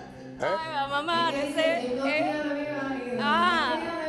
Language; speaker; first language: Spanish; native; Spanish